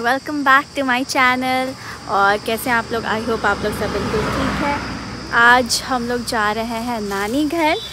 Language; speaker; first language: Hindi; native; Hindi